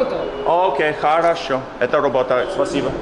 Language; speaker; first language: Russian; non-native, learner; English